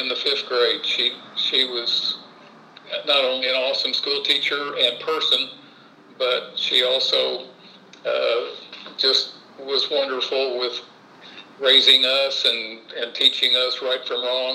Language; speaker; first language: English; native; English